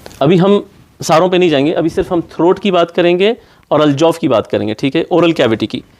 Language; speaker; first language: Urdu; native; Urdu